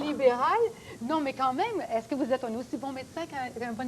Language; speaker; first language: French; native; French